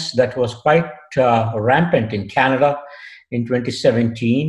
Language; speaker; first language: English; non-native, local second language; Kannada